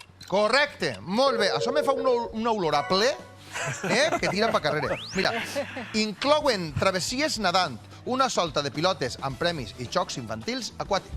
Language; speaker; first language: Catalan; native; Catalan